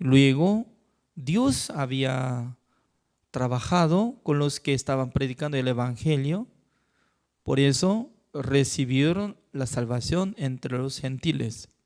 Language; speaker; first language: Spanish; non-native, fluent; Korean